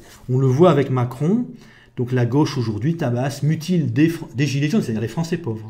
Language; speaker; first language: French; native; French